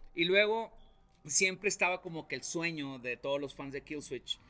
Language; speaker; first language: Spanish; native; Spanish